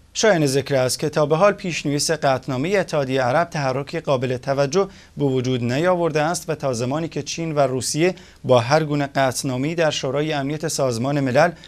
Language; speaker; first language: Persian; non-native, local second language; Central Kurdish